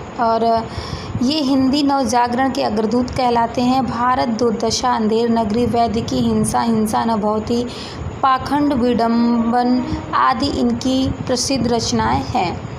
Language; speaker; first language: Hindi; native; Hindi